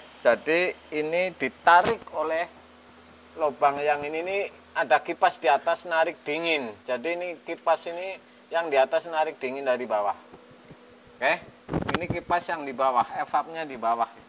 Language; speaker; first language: Indonesian; native; Indonesian